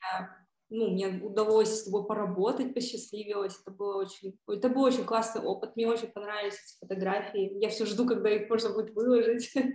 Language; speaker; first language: Russian; non-native, local second language; Kyrgyz